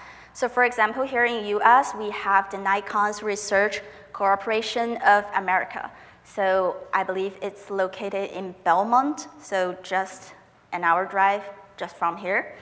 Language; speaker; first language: English; non-native, fluent; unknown